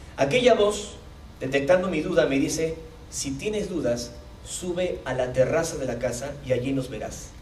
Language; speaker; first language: Spanish; native; Spanish